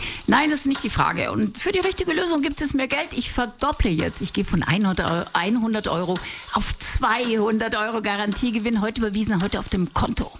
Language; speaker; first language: German; native; German